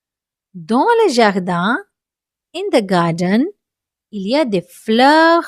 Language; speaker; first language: French; non-native, fluent; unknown